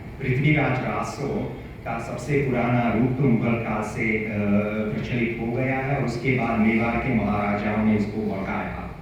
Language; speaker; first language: Hindi; non-native, fluent; Hungarian